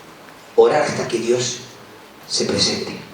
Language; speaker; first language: Spanish; native; Spanish